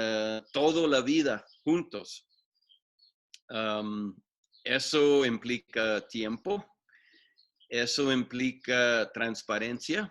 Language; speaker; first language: Spanish; non-native, fluent; English